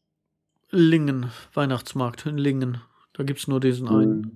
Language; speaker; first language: German; native; German